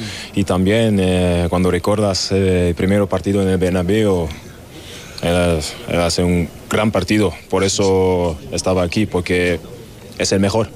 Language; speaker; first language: Spanish; non-native, learner; German